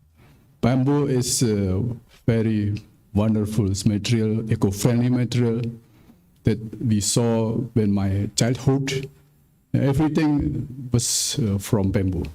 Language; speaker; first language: English; non-native, fluent; Indonesian